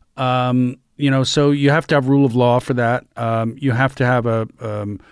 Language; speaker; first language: English; native; English